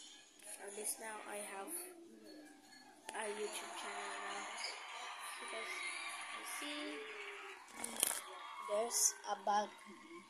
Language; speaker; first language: English; non-native, local second language; Filipino